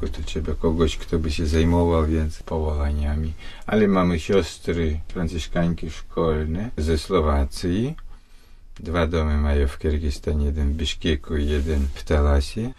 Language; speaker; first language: Polish; non-native, fluent; Russian